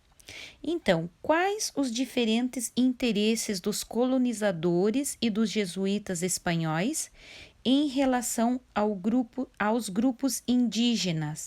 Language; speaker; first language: Portuguese; native; Portuguese